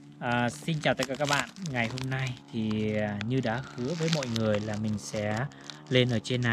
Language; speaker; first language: Vietnamese; non-native, local second language; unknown